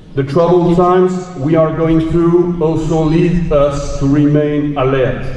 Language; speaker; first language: English; non-native, fluent; French